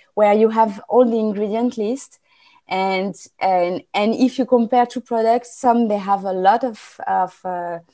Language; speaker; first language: English; non-native, fluent; French